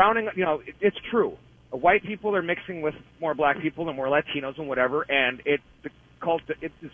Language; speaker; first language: English; native; English